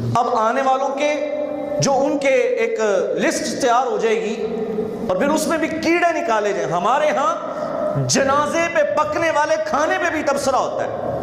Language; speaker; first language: Urdu; non-native, local second language; Punjabi